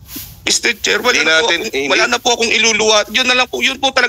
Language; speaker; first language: Filipino; native; Filipino